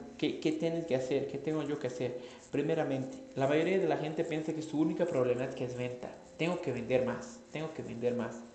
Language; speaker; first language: Spanish; non-native, fluent; Portuguese